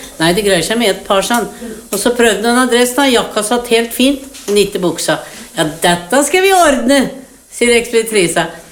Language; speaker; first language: Norwegian; native; Norwegian